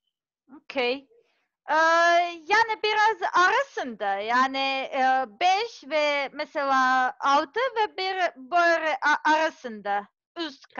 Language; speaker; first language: Turkish; non-native, learner; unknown